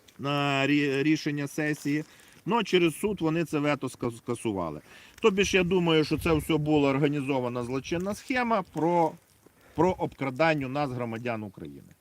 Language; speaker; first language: Ukrainian; native; Ukrainian